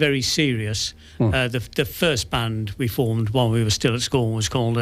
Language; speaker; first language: English; native; English